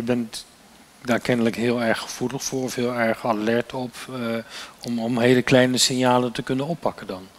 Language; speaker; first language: Dutch; native; Dutch